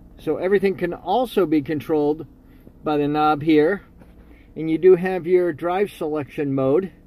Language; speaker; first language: English; native; English